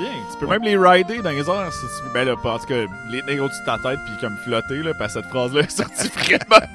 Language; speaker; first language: French; native; French